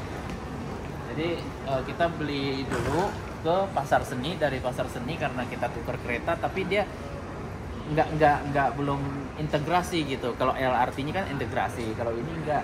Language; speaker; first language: Indonesian; native; Indonesian